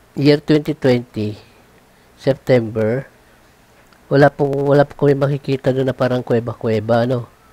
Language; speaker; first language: Filipino; native; Filipino